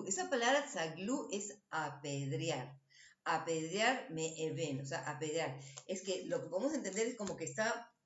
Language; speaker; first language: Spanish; native; Spanish